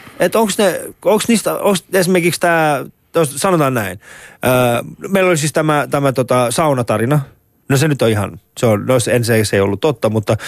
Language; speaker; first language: Finnish; early bilingual, other home language; Persian